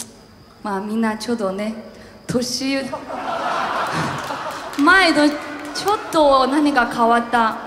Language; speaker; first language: Japanese; non-native, learner; Chinese